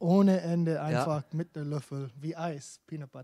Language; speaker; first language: German; non-native, fluent; English